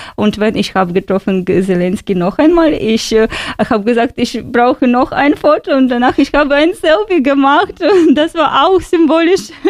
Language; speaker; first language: German; non-native, learner; Ukrainian